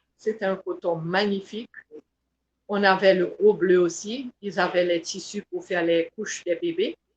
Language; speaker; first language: French; non-native, local second language; Haitian Creole